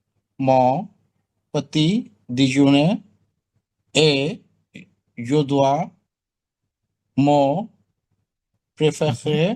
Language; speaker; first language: French; non-native, learner; Bangla